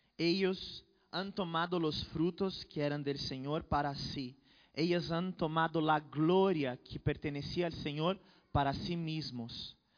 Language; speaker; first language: Spanish; non-native, fluent; Portuguese